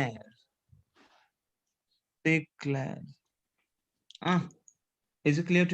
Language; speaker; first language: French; non-native, fluent; Hindi